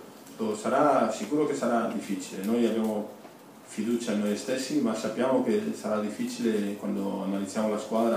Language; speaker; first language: Italian; non-native, fluent; Spanish